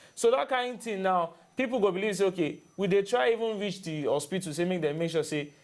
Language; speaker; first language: Nigerian Pidgin; non-native, local second language; Bini